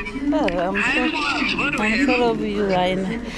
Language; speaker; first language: English; non-native, learner; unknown